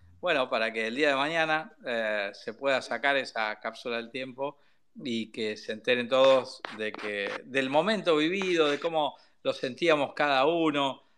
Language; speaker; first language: Spanish; native; Spanish